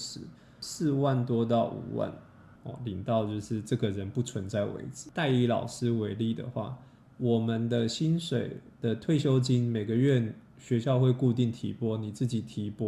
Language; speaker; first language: Chinese; native; Chinese